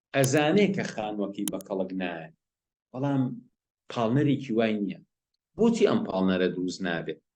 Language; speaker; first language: Central Kurdish; non-native, local second language; Gurani